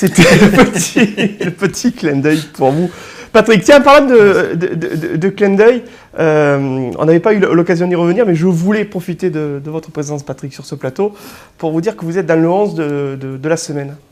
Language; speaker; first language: French; native; French